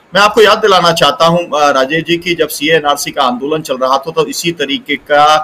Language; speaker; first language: Hindi; native; Hindi